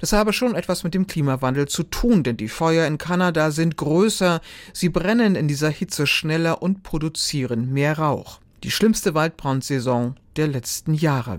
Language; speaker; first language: German; native; German